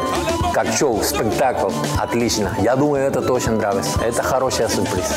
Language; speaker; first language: Russian; non-native, learner; Spanish